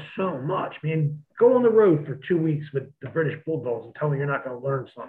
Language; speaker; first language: English; native; English